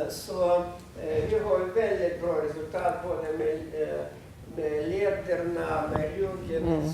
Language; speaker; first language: Swedish; non-native, fluent; Russian